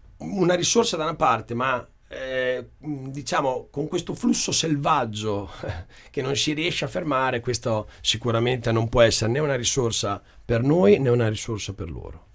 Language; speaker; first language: Italian; native; Italian